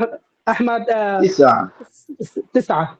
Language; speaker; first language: Arabic; non-native, learner; Bangla